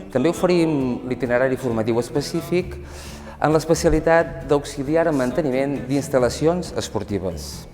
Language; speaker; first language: Catalan; native; Catalan